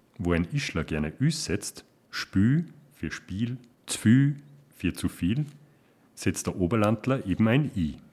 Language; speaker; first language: German; native; German